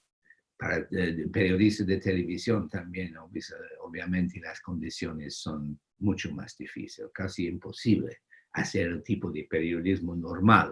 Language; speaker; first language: Spanish; non-native, fluent; English